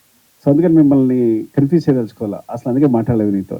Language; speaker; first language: Telugu; native; Telugu